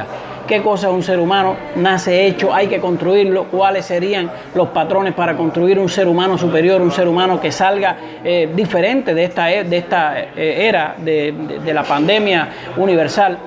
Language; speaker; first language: Spanish; native; Spanish